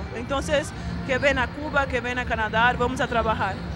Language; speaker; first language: Spanish; non-native, learner; Portuguese